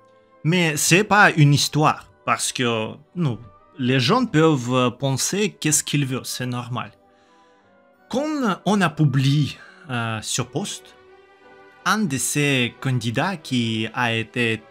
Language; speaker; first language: French; non-native, learner; Russian